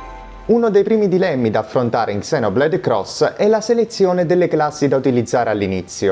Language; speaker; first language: Italian; native; Italian